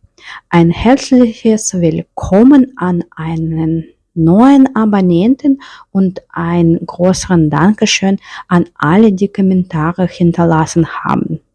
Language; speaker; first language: German; non-native, fluent; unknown